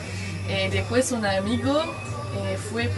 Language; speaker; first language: Spanish; non-native, learner; French